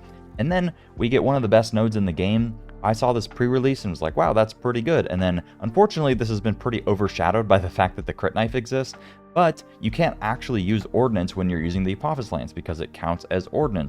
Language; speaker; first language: English; native; English